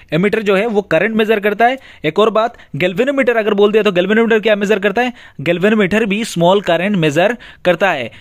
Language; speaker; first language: Hindi; non-native, local second language; Bangla